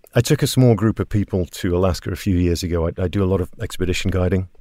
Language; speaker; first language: English; native; English